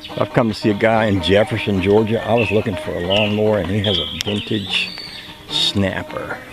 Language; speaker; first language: English; native; English